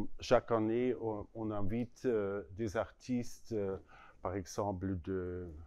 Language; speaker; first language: French; non-native, learner; German